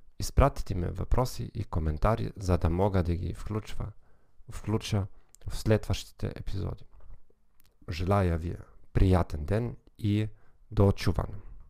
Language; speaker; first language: Bulgarian; non-native, learner; German